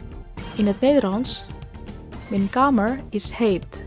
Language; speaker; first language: Dutch; non-native, learner; Indonesian